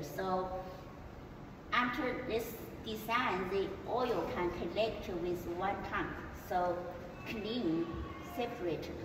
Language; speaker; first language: English; non-native, learner; Chinese